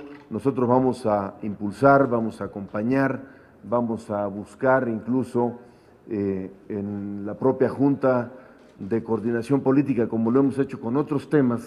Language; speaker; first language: Spanish; native; Spanish